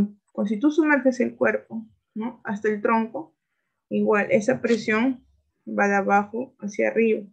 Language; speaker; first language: Spanish; native; Spanish